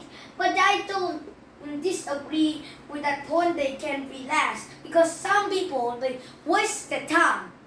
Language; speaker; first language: English; non-native, learner; Vietnamese